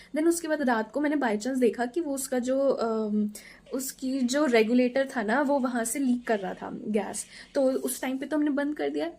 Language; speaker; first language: Hindi; native; Hindi